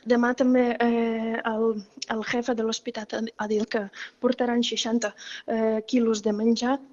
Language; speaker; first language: Catalan; non-native, fluent; Ukrainian